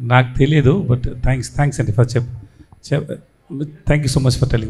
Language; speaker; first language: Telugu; non-native, learner; Tamil